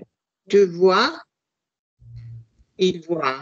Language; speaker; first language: French; non-native, learner; Italian